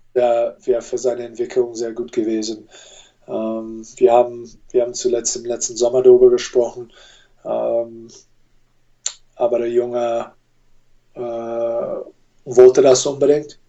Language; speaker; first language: German; non-native, fluent; English